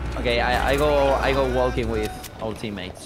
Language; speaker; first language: English; non-native, learner; Spanish